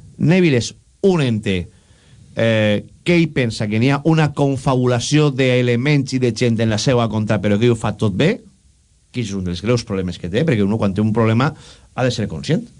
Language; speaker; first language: Catalan; native; Catalan